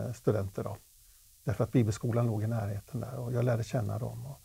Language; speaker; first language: Swedish; native; Swedish